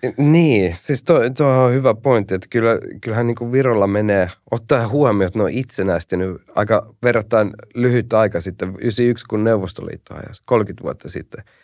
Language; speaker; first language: Finnish; early bilingual, heritage; Finnish